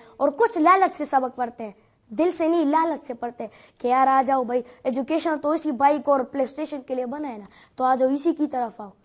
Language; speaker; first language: Urdu; non-native, local second language; Pashto